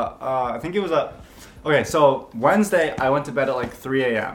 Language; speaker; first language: English; native; English